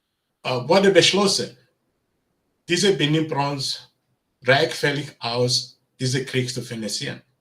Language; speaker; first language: German; non-native, learner; Bini